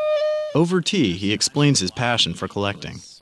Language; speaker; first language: English; native; English